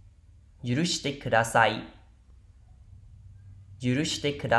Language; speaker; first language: Japanese; non-native, fluent; Khmer